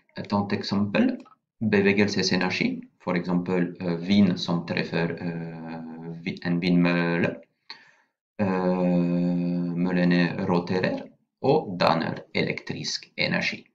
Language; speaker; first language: Norwegian; non-native, fluent; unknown